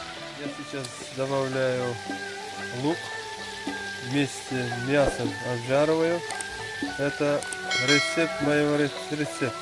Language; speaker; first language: Russian; non-native, learner; Uzbek